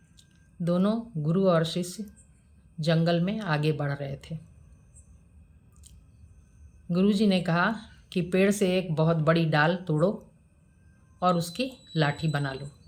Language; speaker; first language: Hindi; native; Hindi